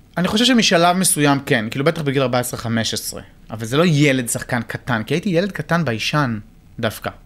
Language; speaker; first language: Hebrew; native; Hebrew